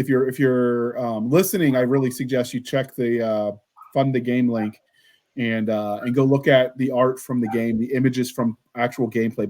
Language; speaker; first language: English; native; English